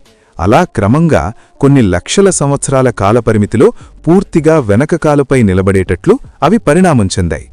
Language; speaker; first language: Telugu; native; Telugu